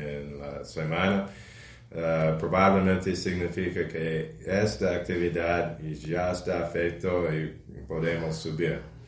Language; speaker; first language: Portuguese; non-native, fluent; English